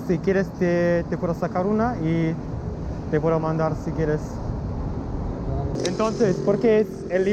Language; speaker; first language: Spanish; non-native, fluent; English